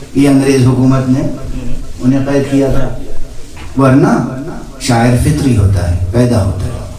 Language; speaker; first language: Urdu; native; Urdu